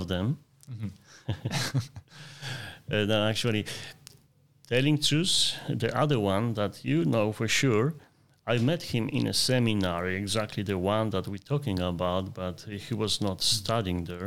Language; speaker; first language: English; non-native, fluent; Polish